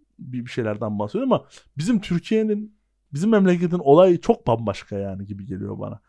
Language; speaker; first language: Turkish; native; Turkish